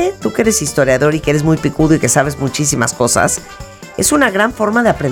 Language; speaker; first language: Spanish; native; Spanish